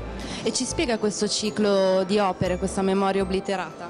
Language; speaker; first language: Italian; native; Italian